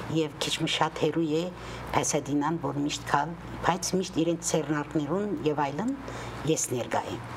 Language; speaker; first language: Armenian; native; Armenian